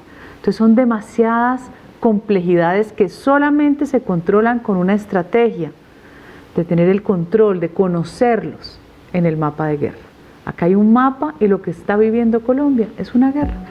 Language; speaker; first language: Spanish; native; Spanish